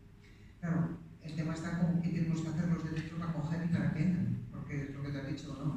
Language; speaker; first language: Spanish; native; Spanish